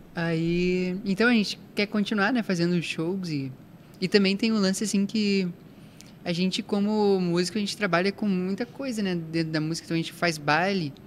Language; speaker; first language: Portuguese; native; Portuguese